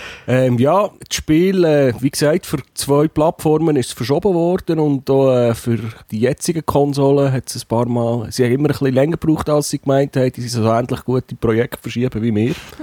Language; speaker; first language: German; native; German